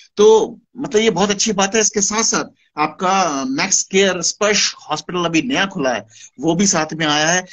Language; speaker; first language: Hindi; native; Hindi